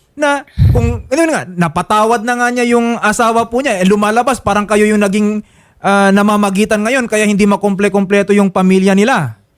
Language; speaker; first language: Filipino; native; Filipino